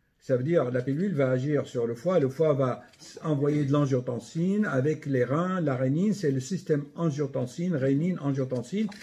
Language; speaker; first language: French; native; French